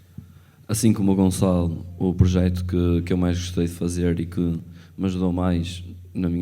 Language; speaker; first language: Portuguese; native; Portuguese